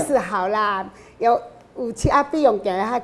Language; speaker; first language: Chinese; non-native, local second language; Min Nan Chinese